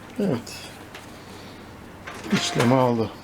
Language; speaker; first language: Turkish; native; Turkish